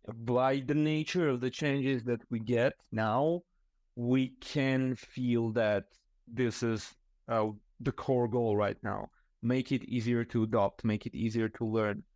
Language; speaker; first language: English; non-native, fluent; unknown